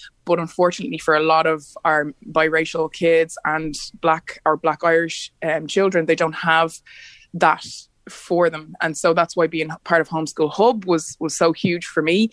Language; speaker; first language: English; native; English